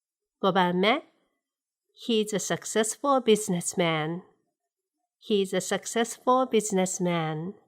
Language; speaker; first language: English; non-native, fluent; Japanese